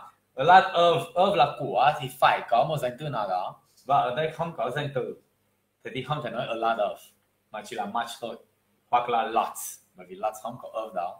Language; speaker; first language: Vietnamese; non-native, fluent; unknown